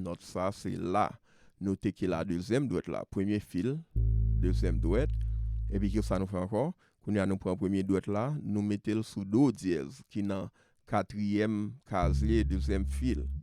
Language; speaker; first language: French; non-native, local second language; Haitian Creole